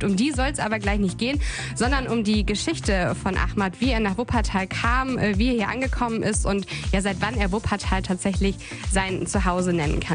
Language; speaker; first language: German; native; German